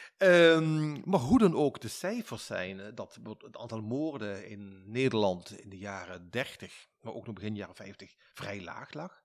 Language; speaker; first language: Dutch; native; Dutch